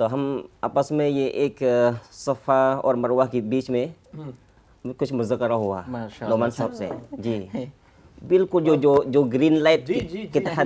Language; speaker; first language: Hindi; non-native, fluent; Khmer